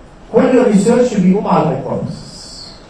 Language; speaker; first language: Arabic; native; Arabic